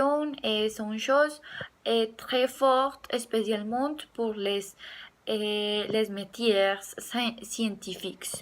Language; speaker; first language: French; non-native, learner; Spanish